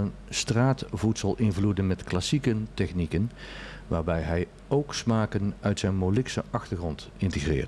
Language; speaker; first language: Dutch; native; Dutch